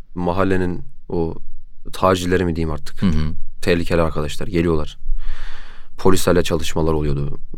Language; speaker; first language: Turkish; native; Turkish